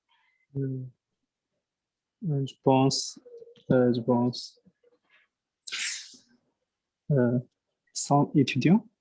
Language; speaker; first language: French; non-native, learner; Chinese